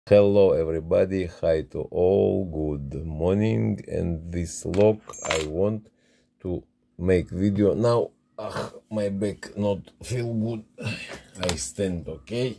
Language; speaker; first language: English; non-native, learner; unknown